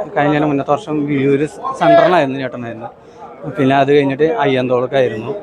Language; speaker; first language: Malayalam; native; Malayalam